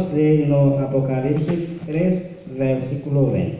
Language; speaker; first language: Portuguese; non-native, learner; Haitian Creole